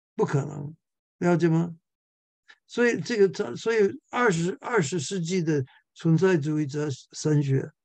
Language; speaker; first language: Chinese; non-native, fluent; English